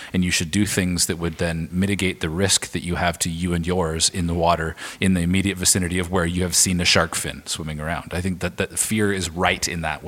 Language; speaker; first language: English; native; English